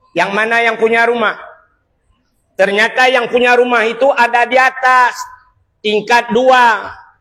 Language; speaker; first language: Malay; non-native, local second language; Achinese